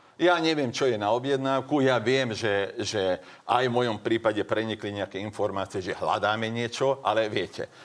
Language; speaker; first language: Slovak; non-native, local second language; Hungarian